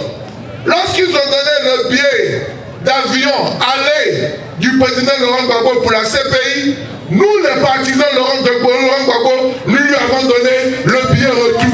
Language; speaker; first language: French; native; French